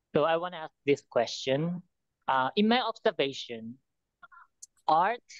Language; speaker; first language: English; non-native, fluent; Japanese